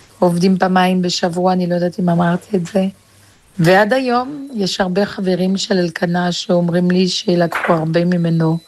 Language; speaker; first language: Hebrew; non-native, fluent; French